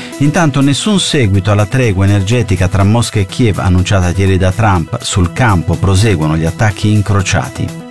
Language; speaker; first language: Italian; native; Italian